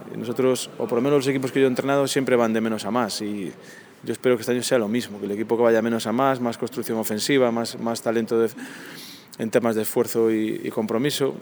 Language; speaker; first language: Spanish; native; Spanish